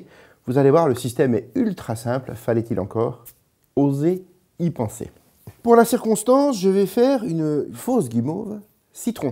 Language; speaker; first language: French; native; French